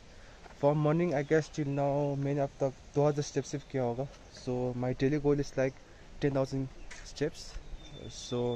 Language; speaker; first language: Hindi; non-native, local second language; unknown